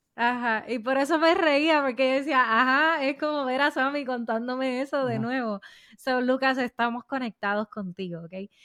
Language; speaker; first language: Spanish; native; Spanish